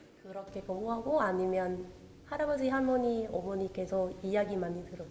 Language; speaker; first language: Korean; non-native, local second language; Vietnamese